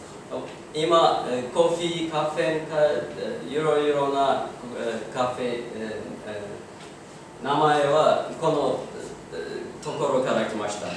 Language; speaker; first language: Japanese; non-native, learner; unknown